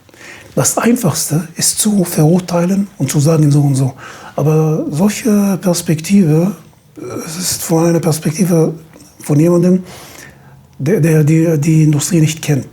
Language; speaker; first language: German; non-native, fluent; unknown